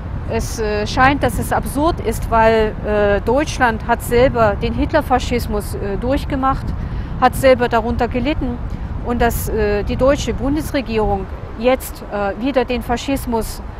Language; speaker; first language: German; non-native, fluent; Russian